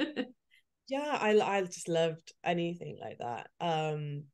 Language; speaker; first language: English; native; English